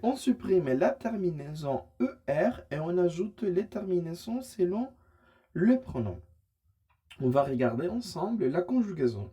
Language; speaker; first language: French; non-native, fluent; Spanish